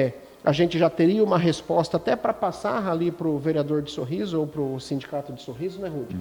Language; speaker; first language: Portuguese; native; Portuguese